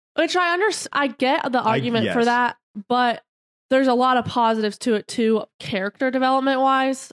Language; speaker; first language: English; native; English